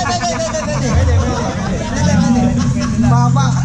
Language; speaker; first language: Filipino; native; Filipino